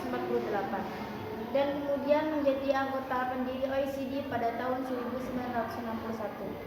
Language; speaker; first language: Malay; non-native, local second language; Madurese